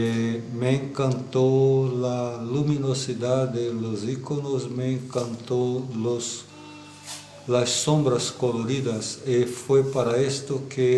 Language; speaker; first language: Spanish; non-native, learner; Portuguese